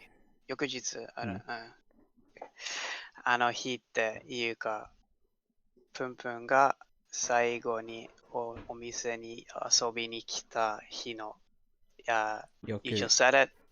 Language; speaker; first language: Japanese; non-native, learner; English